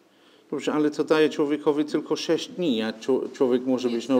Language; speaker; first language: Polish; non-native, fluent; English